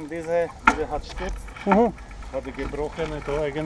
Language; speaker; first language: German; non-native, learner; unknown